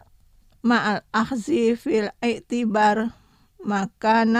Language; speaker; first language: Arabic; non-native, fluent; Indonesian